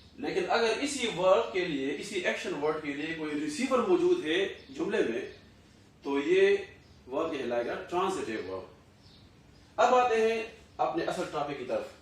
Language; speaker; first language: Urdu; non-native, local second language; Pashto